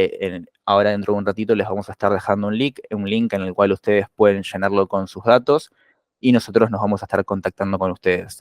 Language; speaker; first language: Spanish; native; Spanish